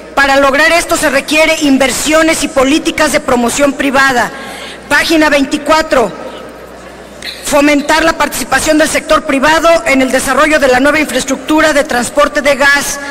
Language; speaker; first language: Spanish; native; Spanish